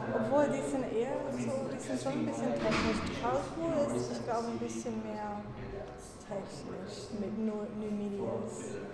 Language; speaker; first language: German; early bilingual, other home language; English